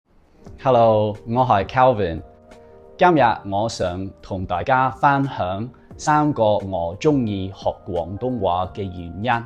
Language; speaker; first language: Cantonese; non-native, fluent; English